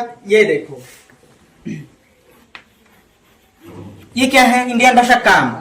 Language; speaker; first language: Hindi; non-native, local second language; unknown